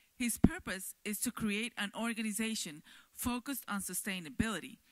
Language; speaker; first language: English; native; English